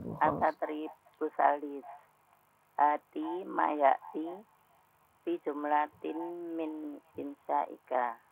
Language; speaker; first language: Arabic; non-native, learner; Indonesian